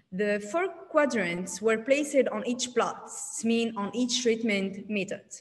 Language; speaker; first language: English; non-native, learner; Arabic